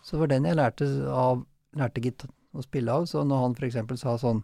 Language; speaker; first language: Norwegian; native; Norwegian